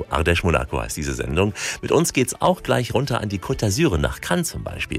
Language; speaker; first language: German; native; German